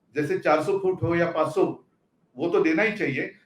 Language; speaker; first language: Hindi; non-native, local second language; Marathi